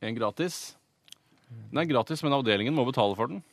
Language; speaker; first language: Norwegian; native; Norwegian